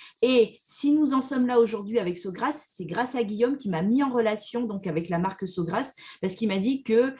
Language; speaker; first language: French; native; French